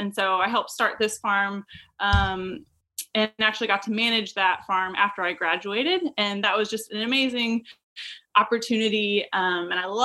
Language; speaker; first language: English; native; English